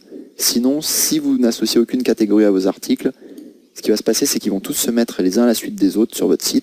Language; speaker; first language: French; native; French